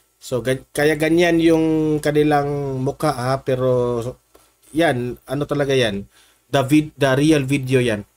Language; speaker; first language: Filipino; non-native, local second language; Cebuano